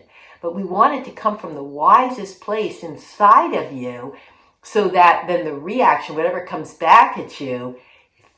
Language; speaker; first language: English; native; English